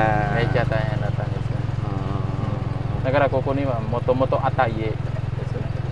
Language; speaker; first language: Japanese; non-native, fluent; Khmer